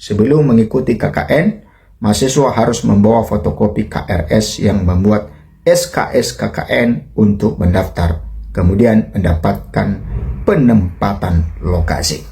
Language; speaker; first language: Indonesian; native; Indonesian